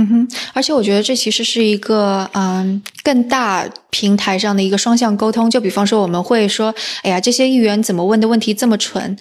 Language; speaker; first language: Chinese; native; Chinese